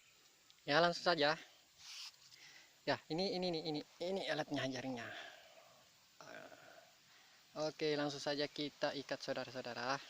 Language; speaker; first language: Indonesian; native; Indonesian